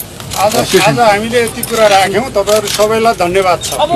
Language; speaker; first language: Nepali; native; Nepali